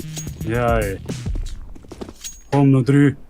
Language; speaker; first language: German; native; German